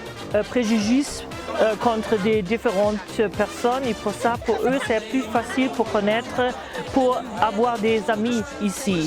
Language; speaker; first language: French; non-native, fluent; German